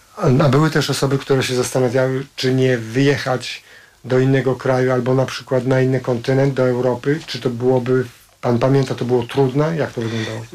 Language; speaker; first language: Polish; native; Polish